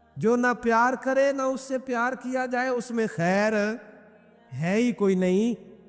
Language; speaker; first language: Urdu; non-native, local second language; Punjabi